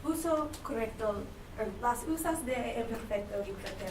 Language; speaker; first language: Spanish; non-native, learner; English